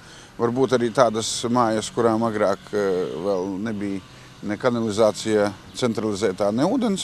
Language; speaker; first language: Latvian; native; Latvian